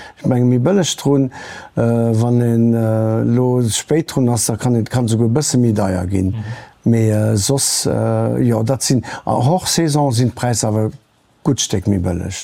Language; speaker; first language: Luxembourgish; early bilingual, other home language; Portuguese